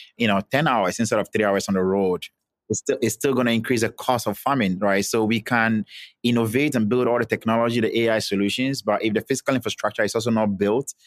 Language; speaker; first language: English; non-native, local second language; Ewe